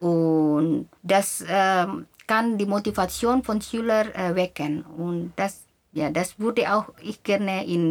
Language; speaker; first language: German; non-native, fluent; Indonesian